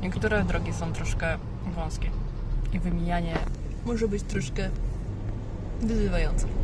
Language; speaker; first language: Polish; native; Polish